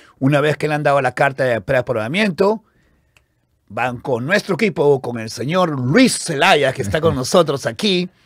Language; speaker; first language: Spanish; native; Spanish